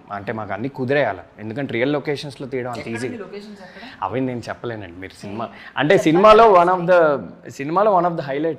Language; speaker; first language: Telugu; native; Telugu